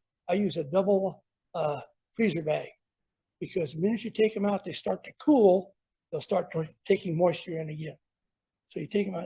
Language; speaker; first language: English; native; English